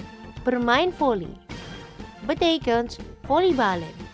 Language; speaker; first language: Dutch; non-native, fluent; Indonesian